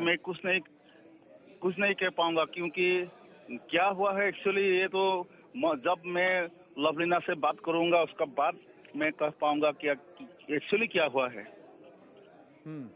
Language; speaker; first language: Hindi; non-native, local second language; Assamese